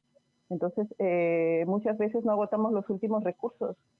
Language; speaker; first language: Spanish; native; Spanish